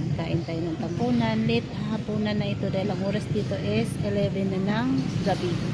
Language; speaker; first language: Filipino; non-native, local second language; Cebuano